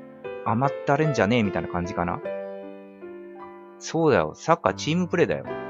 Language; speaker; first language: Japanese; native; Japanese